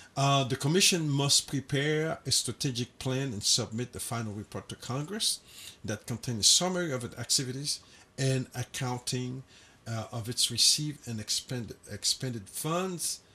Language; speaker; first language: English; non-native, fluent; Haitian Creole